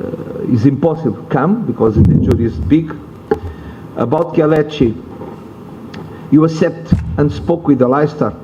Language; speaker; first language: English; non-native, learner; Portuguese